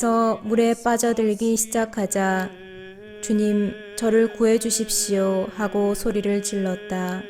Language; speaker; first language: Korean; native; Korean